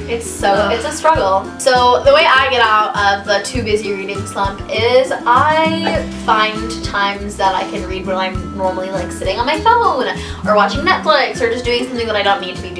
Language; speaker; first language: English; native; English